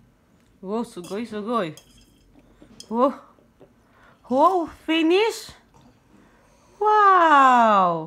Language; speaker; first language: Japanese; non-native, learner; Filipino